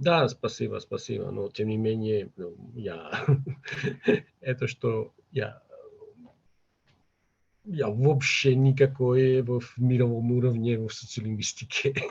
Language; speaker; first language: Russian; non-native, fluent; Catalan